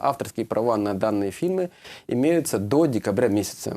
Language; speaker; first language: Russian; native; Russian